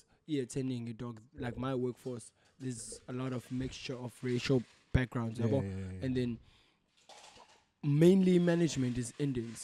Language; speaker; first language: English; non-native, local second language; Zulu